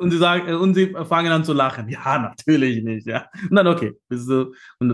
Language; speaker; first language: German; non-native, learner; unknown